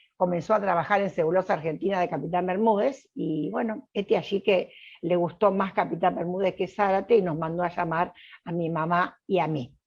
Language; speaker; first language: Spanish; early bilingual, other home language; Italian